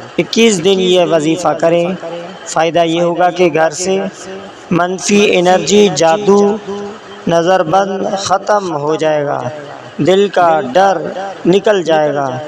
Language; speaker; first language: Urdu; native; Urdu